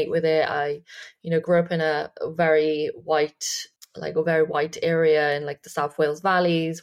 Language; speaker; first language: English; native; English